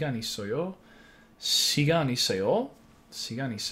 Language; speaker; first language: Korean; non-native, learner; English